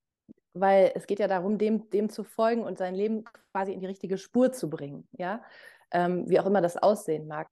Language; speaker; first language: German; native; German